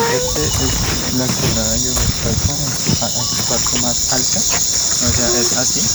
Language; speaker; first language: Spanish; non-native, local second language; Ticuna